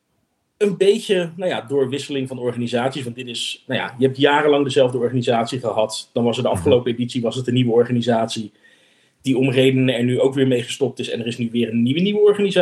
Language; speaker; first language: Dutch; native; Dutch